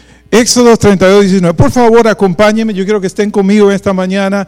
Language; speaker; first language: Spanish; native; Spanish